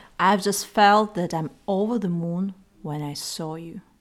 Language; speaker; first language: English; non-native, fluent; Russian